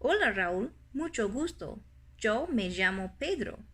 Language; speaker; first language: Spanish; non-native, fluent; English